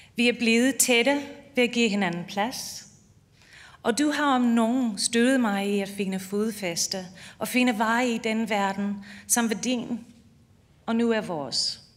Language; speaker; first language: Danish; non-native, fluent; English